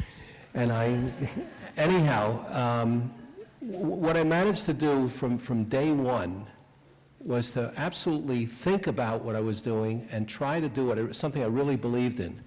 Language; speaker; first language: English; native; English